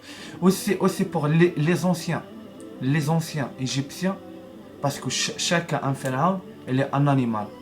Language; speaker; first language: French; non-native, learner; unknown